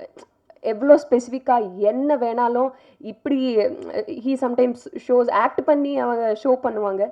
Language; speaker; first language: Tamil; non-native, local second language; Telugu